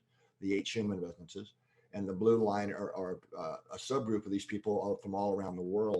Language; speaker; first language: English; native; English